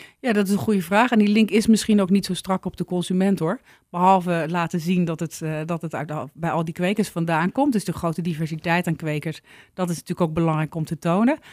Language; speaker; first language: Dutch; native; Dutch